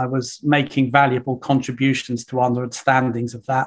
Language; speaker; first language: English; native; English